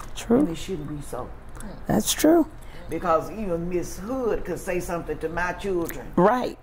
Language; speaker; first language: English; native; English